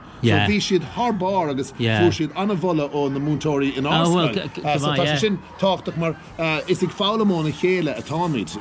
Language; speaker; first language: Irish; native; Irish